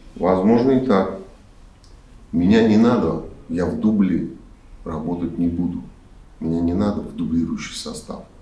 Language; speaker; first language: Russian; native; Russian